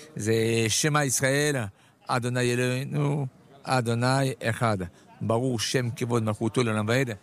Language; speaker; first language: Hebrew; non-native, fluent; French